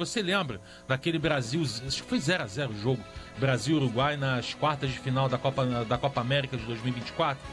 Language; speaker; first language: Portuguese; native; Portuguese